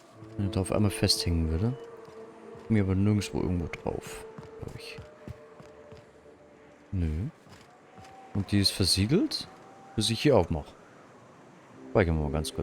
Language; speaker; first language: German; native; German